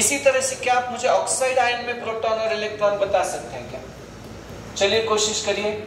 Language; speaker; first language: Hindi; non-native, local second language; Marathi